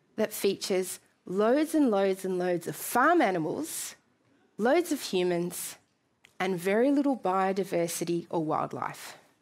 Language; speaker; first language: English; native; English